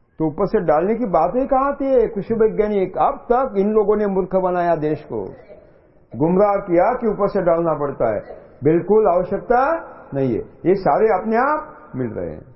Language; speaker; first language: Hindi; non-native, local second language; Marathi